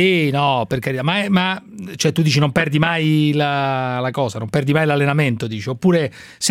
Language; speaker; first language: Italian; native; Italian